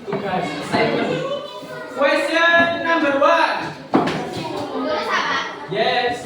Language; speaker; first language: English; non-native, learner; Indonesian